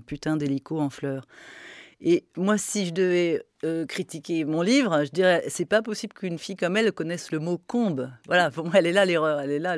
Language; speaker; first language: French; native; French